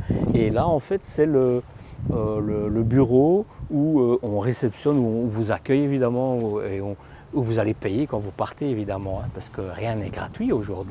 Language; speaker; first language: French; native; French